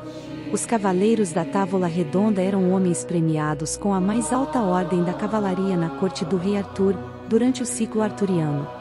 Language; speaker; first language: Portuguese; native; Portuguese